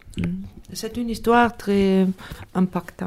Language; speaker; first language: French; non-native, learner; Spanish